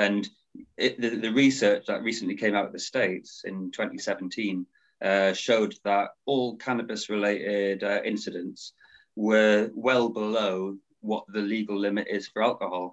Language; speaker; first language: English; native; English